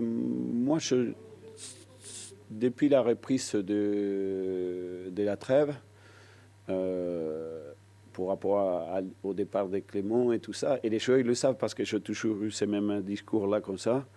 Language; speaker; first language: French; non-native, fluent; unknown